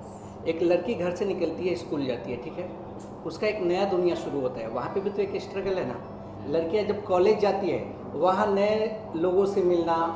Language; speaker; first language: Hindi; native; Hindi